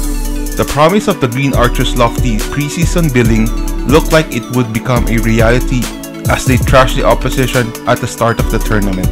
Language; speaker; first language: English; non-native, local second language; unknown